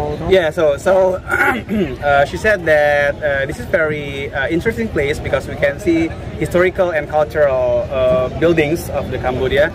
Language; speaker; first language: English; non-native, learner; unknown